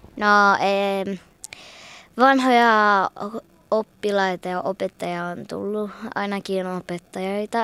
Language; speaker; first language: Finnish; early bilingual, heritage; Finnish